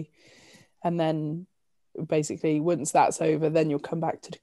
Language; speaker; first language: English; native; English